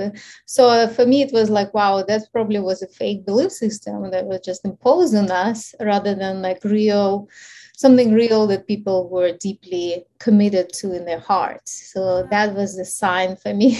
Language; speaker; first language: English; non-native, fluent; Ukrainian